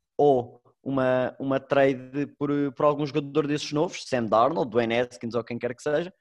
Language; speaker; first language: Portuguese; native; Portuguese